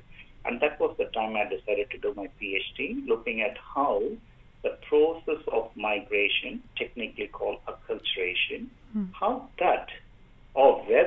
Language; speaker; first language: English; non-native, local second language; Tamil